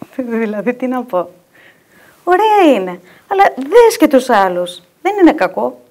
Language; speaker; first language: Greek; non-native, fluent; Albanian